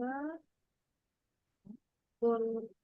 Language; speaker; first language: Korean; non-native, learner; Indonesian